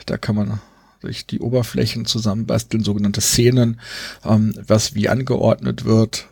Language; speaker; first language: German; native; German